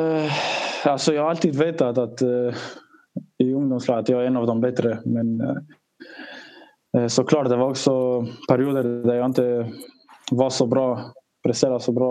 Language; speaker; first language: Swedish; early bilingual, other home language; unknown